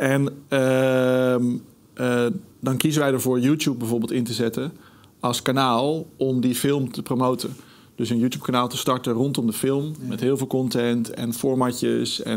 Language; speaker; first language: Dutch; native; Dutch